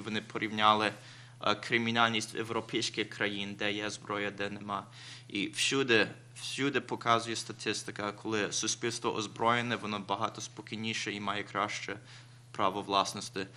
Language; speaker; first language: Ukrainian; early bilingual, heritage; Ukrainian